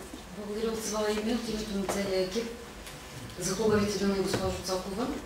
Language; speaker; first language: Bulgarian; native; Bulgarian